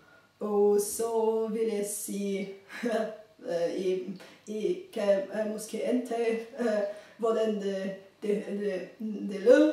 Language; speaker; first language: Danish; non-native, fluent; Bulgarian